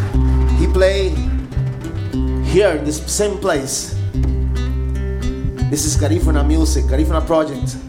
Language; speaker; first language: English; non-native, learner; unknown